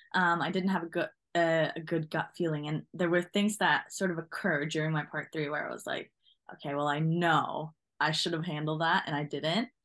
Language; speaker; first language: English; non-native, fluent; Norwegian